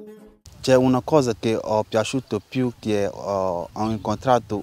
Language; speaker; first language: Italian; non-native, learner; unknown